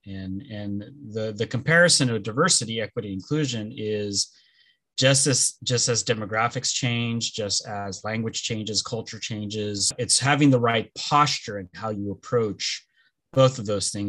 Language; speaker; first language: English; early bilingual, other home language; Spanish